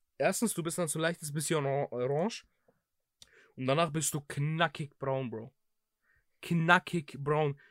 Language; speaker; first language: German; early bilingual, other home language; Greek